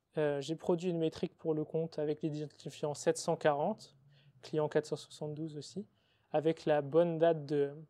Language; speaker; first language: French; native; French